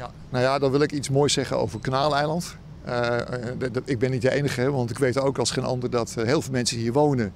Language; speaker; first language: Dutch; native; Dutch